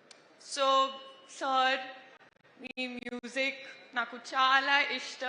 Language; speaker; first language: Telugu; non-native, learner; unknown